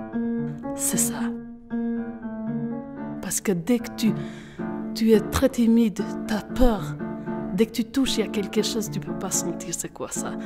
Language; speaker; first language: French; non-native, learner; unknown